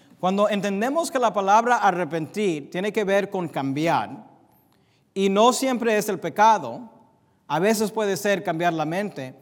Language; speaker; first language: Spanish; early bilingual, heritage; English